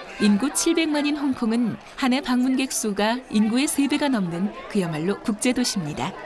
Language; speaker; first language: Korean; native; Korean